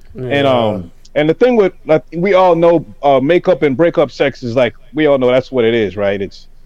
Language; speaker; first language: English; native; English